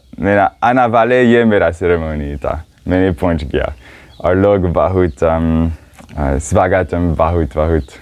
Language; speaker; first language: Hindi; non-native, learner; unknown